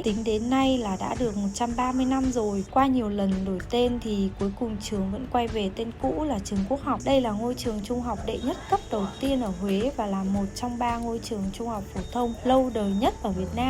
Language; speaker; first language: Vietnamese; native; Vietnamese